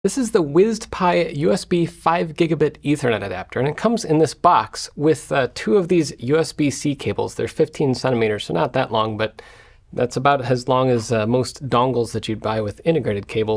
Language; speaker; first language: English; native; English